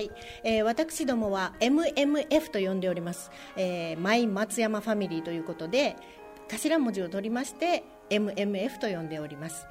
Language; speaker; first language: Japanese; native; Japanese